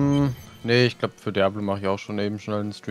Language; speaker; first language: German; native; German